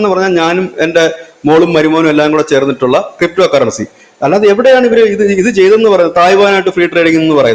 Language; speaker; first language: Malayalam; native; Malayalam